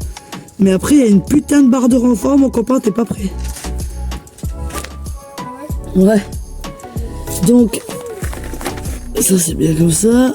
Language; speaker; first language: French; native; French